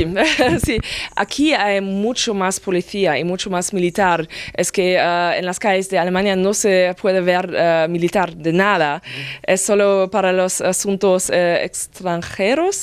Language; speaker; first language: Spanish; non-native, fluent; German